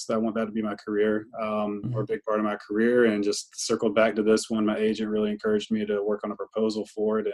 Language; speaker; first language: English; native; English